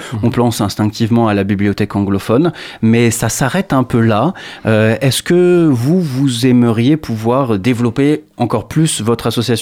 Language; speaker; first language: French; native; French